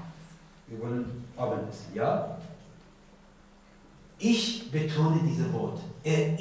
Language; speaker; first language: German; non-native, learner; Persian